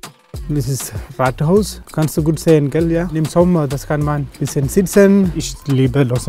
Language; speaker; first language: German; non-native, learner; Malayalam